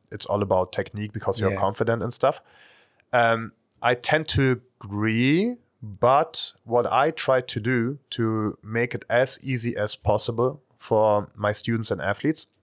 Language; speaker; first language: English; non-native, fluent; German